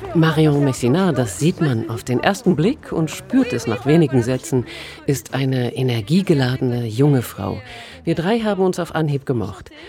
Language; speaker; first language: German; native; German